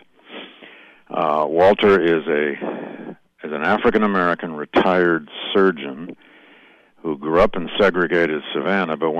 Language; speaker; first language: English; native; English